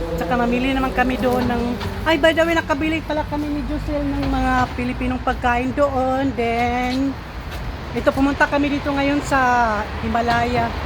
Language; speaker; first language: Filipino; non-native, local second language; Cebuano